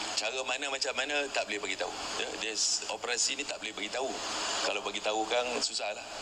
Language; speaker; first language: Malay; native; Malay